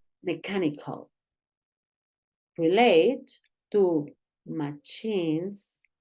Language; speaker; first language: English; non-native, learner; Spanish